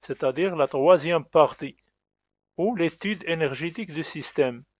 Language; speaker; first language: French; non-native, local second language; Arabic